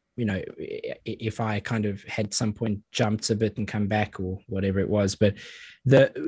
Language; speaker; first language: English; native; English